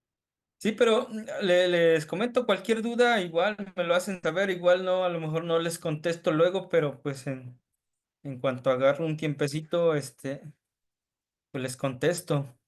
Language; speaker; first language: Spanish; native; Spanish